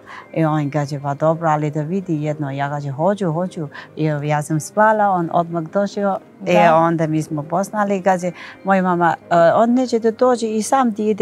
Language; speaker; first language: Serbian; non-native, learner; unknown